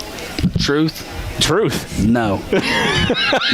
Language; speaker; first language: English; native; English